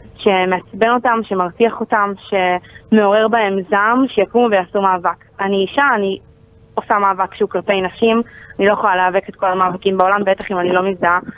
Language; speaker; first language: Hebrew; native; Hebrew